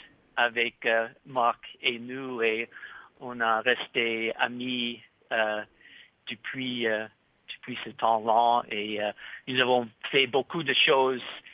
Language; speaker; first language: French; non-native, fluent; English